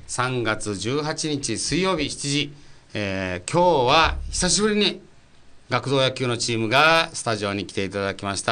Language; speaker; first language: Japanese; native; Japanese